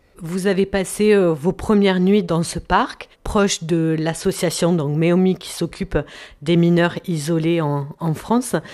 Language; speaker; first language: French; native; French